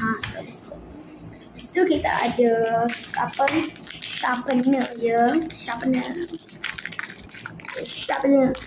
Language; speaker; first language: Malay; native; Malay